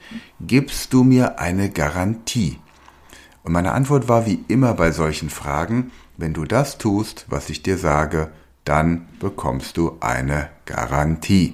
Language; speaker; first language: German; native; German